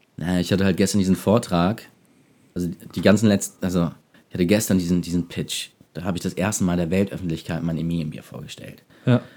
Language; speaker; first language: German; native; German